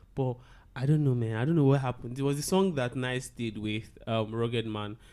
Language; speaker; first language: English; non-native, local second language; Yoruba